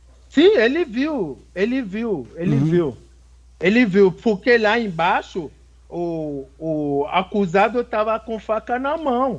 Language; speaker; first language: Portuguese; non-native, fluent; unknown